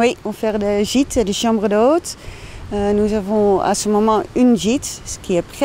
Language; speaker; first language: French; non-native, learner; Dutch